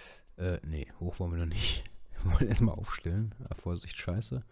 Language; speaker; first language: German; native; German